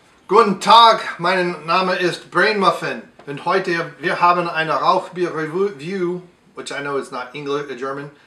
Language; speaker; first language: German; non-native, learner; English